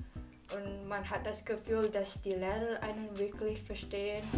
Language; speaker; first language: German; non-native, learner; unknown